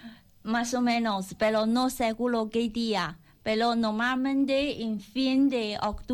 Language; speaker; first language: Spanish; non-native, learner; Chinese